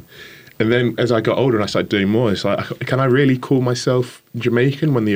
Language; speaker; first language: English; native; English